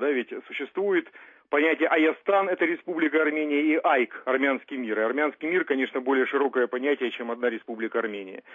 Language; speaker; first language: Russian; native; Russian